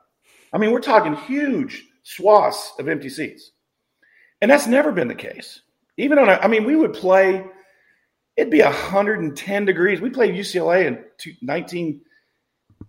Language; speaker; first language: English; native; English